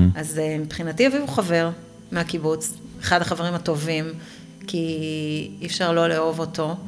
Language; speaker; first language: Hebrew; native; Hebrew